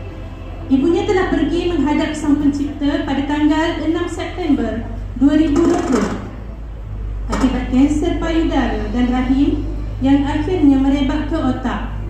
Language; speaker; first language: Malay; native; Malay